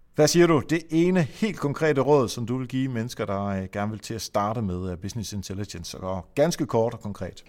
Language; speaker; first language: Danish; non-native, fluent; Dutch